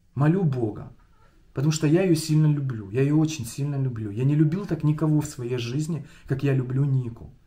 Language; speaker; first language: Russian; non-native, local second language; Ukrainian